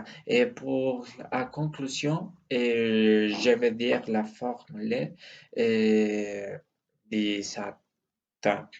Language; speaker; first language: French; non-native, learner; Spanish